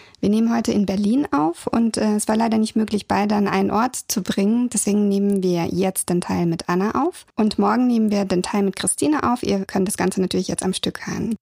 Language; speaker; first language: German; early bilingual, other home language; Russian